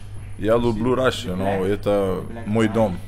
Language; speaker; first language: Russian; non-native, learner; Portuguese